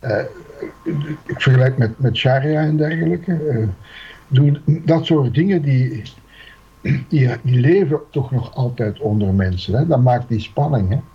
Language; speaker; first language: Dutch; native; Dutch